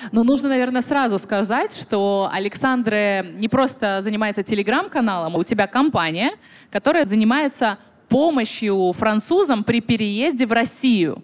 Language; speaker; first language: Russian; native; Russian